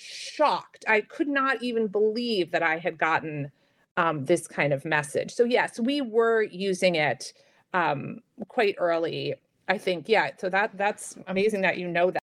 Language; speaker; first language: English; native; English